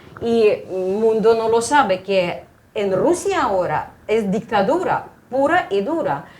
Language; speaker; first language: Spanish; non-native, fluent; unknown